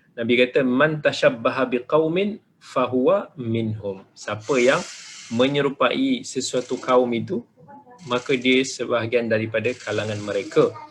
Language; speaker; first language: Malay; native; Malay